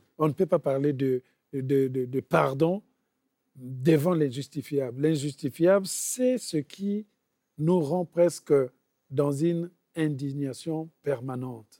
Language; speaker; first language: French; non-native, local second language; Bembe